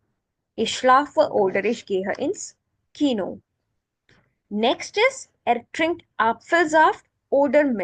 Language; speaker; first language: German; non-native, fluent; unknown